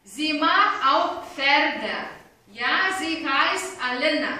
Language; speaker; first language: German; non-native, fluent; Lithuanian